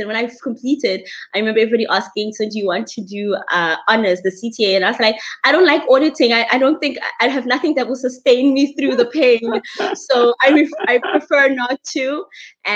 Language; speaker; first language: English; non-native, local second language; Tswana